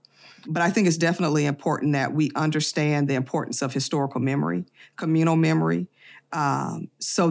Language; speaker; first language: English; native; English